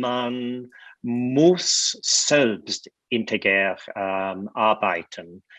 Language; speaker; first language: German; non-native, fluent; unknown